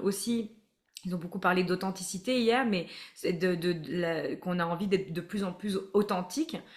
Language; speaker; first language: French; native; French